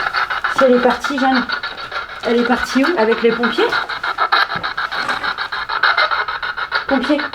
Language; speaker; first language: French; native; French